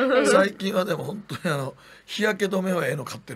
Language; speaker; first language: Japanese; native; Japanese